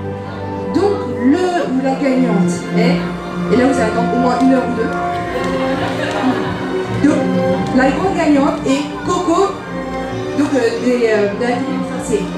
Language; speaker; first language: French; native; French